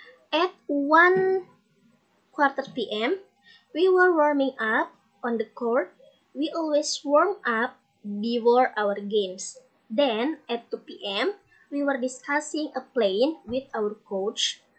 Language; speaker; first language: English; non-native, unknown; Indonesian